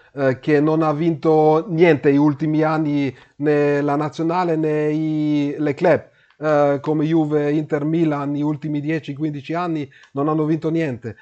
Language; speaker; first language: Italian; non-native, learner; German